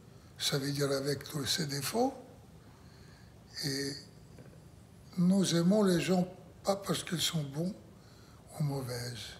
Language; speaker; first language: French; non-native, learner; Russian